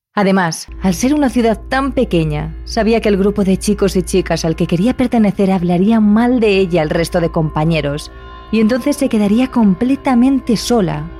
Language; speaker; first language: Spanish; native; Spanish